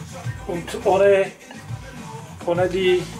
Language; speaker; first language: German; non-native, learner; Czech